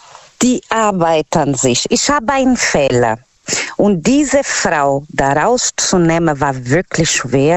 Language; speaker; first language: German; non-native, learner; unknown